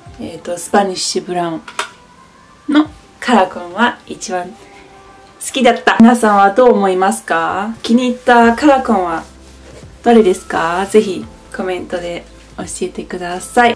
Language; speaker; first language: Japanese; non-native, fluent; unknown